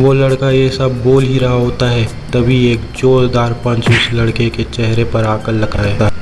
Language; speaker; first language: Hindi; native; Hindi